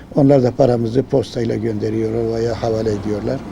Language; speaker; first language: Turkish; native; Turkish